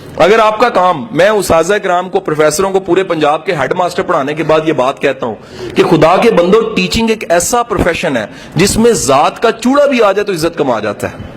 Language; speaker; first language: Urdu; native; Urdu